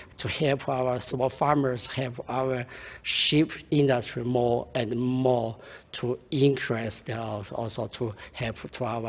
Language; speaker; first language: English; non-native, learner; Chinese